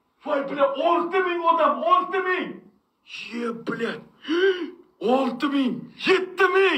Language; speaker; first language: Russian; non-native, learner; Uzbek